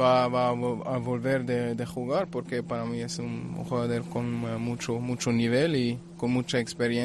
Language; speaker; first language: Spanish; non-native, fluent; German